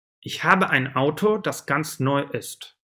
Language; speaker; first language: German; non-native, fluent; Russian